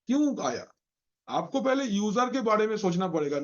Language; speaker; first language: Hindi; non-native, local second language; Bangla